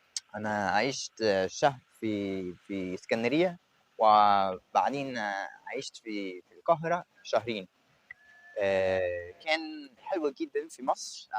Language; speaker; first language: Arabic; non-native, fluent; French